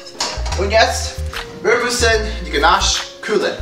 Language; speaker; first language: German; non-native, learner; English